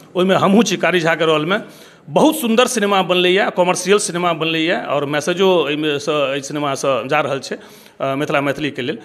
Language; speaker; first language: Maithili; native; Maithili